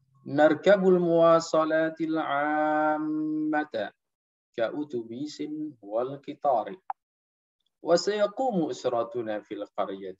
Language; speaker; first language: Arabic; non-native, fluent; Indonesian